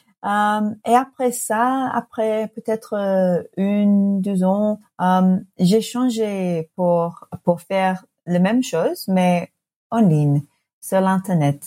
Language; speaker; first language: French; non-native, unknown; English